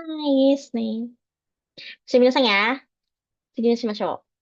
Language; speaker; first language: Japanese; non-native, fluent; Indonesian